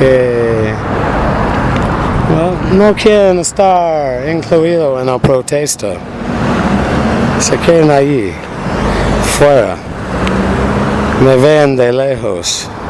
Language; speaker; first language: Spanish; non-native, fluent; English